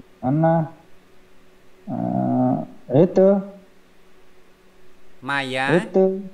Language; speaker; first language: Russian; non-native, learner; Vietnamese